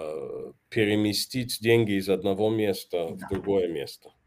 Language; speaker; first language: Russian; non-native, fluent; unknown